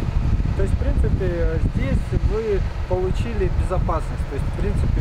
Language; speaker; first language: Russian; native; Russian